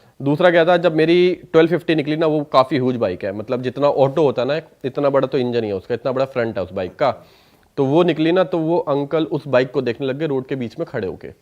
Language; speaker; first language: Hindi; non-native, local second language; Punjabi